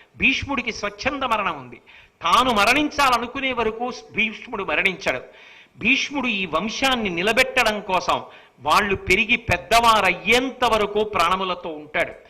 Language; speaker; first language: Telugu; native; Telugu